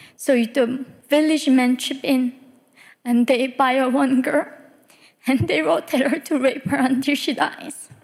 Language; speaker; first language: English; early bilingual, other home language; Korean